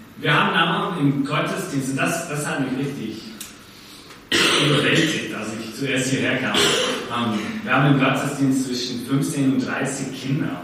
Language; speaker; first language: German; non-native, fluent; English